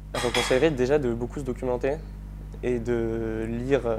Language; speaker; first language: French; native; French